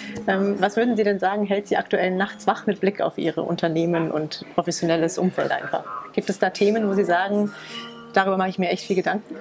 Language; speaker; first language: German; native; German